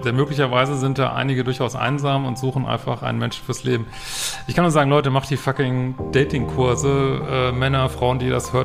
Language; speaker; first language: German; native; German